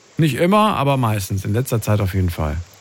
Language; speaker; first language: German; native; German